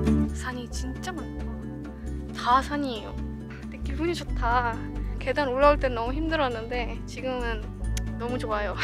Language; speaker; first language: Korean; non-native, fluent; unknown